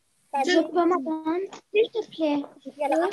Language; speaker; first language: French; non-native, learner; Arabic